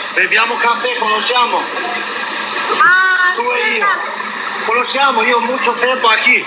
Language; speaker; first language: Italian; non-native, learner; Albanian